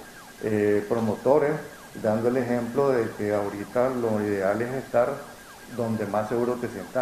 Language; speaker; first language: Spanish; native; Spanish